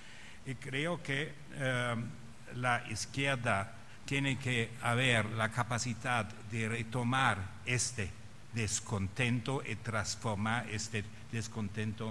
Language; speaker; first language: Spanish; non-native, fluent; German